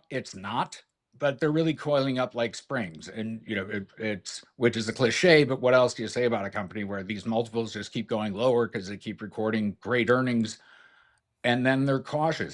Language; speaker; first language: English; native; English